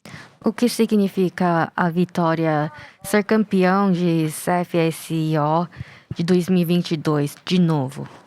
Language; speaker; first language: Portuguese; non-native, learner; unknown